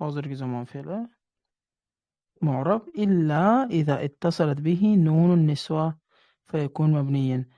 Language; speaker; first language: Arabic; non-native, fluent; Uzbek